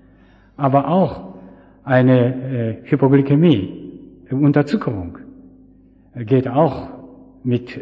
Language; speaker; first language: German; non-native, fluent; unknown